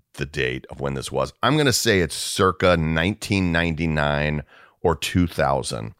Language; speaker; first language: English; native; English